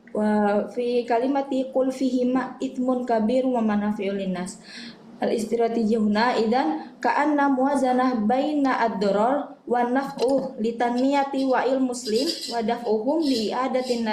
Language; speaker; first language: Arabic; non-native, fluent; Indonesian